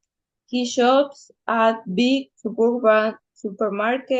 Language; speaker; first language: English; non-native, learner; Spanish